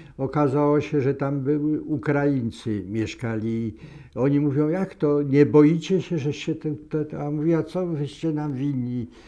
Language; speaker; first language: Polish; native; Polish